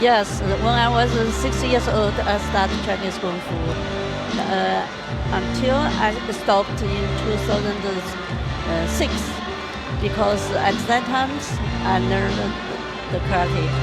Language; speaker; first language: English; non-native, learner; Chinese